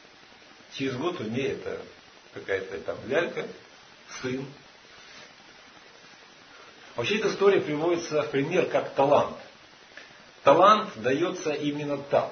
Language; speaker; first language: Russian; native; Russian